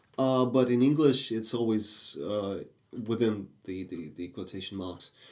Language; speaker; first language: English; non-native, fluent; Russian